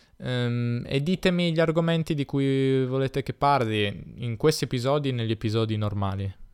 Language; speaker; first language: Italian; native; Italian